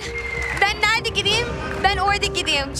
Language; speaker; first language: Turkish; non-native, learner; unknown